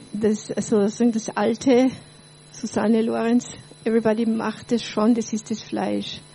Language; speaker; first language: German; native; German